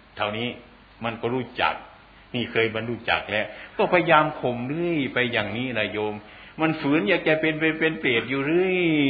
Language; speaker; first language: Thai; non-native, local second language; Northeastern Thai